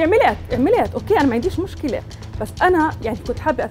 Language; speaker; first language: Arabic; native; Arabic